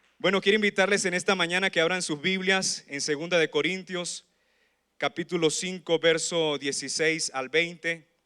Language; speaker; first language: Spanish; native; Spanish